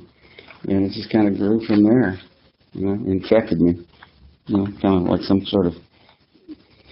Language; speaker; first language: English; native; English